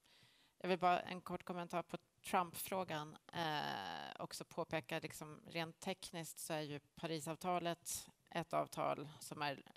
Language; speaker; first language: Swedish; native; Swedish